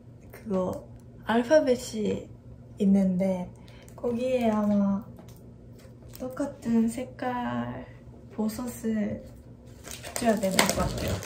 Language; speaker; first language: Korean; non-native, fluent; Japanese